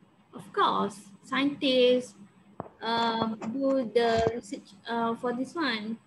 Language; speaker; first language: English; non-native, local second language; Malay